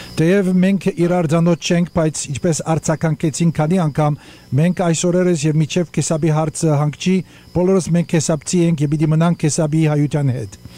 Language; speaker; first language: Armenian; early bilingual, heritage; Armenian